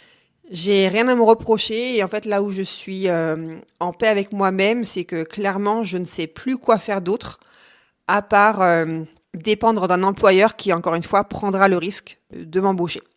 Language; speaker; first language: French; native; French